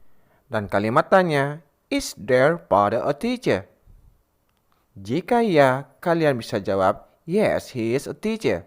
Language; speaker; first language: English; non-native, fluent; Indonesian